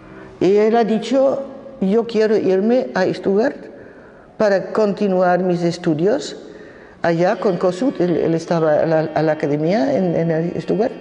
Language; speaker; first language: Spanish; non-native, fluent; German